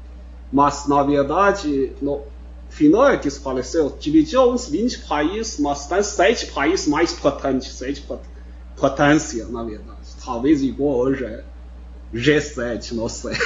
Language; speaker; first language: Portuguese; non-native, fluent; Chinese